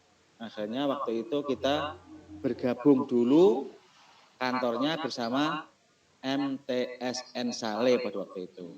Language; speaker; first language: Indonesian; non-native, local second language; Javanese